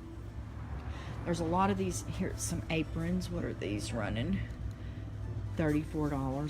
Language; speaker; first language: English; native; English